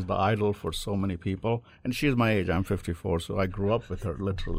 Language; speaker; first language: English; non-native, local second language; Telugu